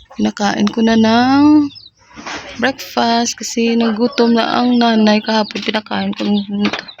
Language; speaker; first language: Filipino; non-native, local second language; Cebuano